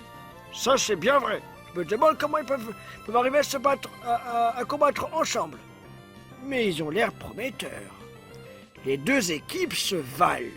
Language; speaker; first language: French; native; French